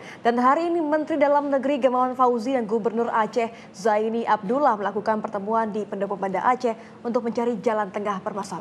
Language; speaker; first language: Indonesian; native; Indonesian